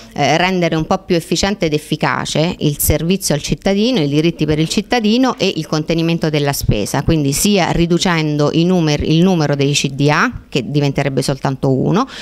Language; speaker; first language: Italian; native; Italian